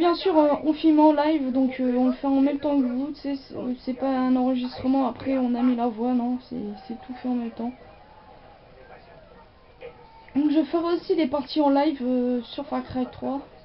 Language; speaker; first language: French; native; French